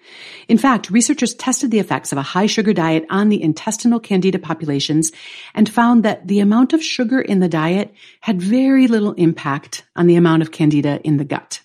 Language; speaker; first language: English; native; English